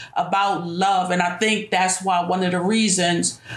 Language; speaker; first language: English; native; English